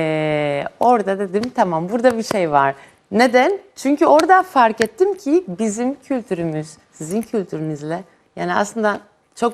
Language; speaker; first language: Turkish; non-native, fluent; Greek